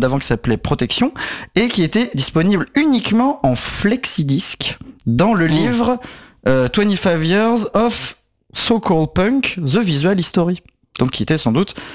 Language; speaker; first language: French; native; French